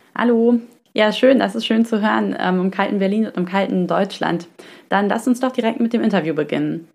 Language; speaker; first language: German; native; German